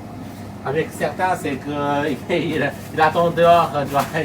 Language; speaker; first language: French; non-native, local second language; Chinese